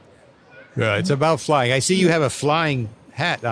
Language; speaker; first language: English; native; English